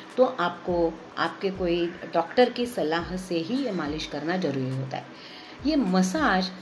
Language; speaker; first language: Hindi; non-native, local second language; Marathi